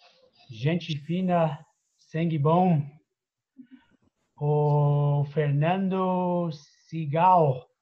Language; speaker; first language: Portuguese; non-native, fluent; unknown